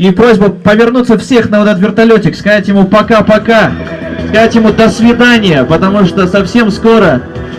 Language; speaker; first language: Russian; native; Russian